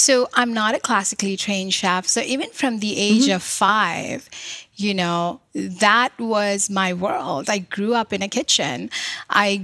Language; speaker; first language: English; non-native, local second language; Malayalam